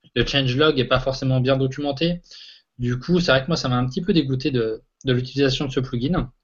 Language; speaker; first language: French; native; French